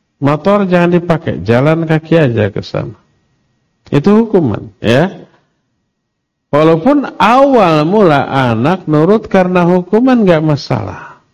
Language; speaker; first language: Indonesian; non-native, local second language; Sundanese